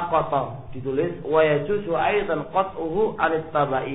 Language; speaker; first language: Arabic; non-native, fluent; Indonesian